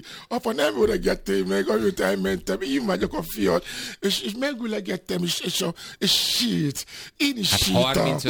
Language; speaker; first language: Hungarian; non-native, fluent; Yoruba